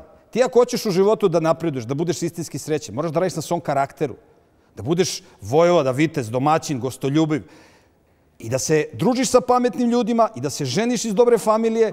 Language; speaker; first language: Serbian; native; Serbian